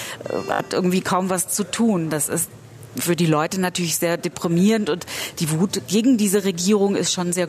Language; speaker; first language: German; native; German